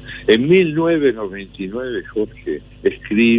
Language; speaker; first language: Spanish; native; Spanish